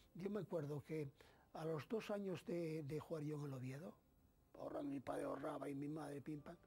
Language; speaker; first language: Spanish; native; Spanish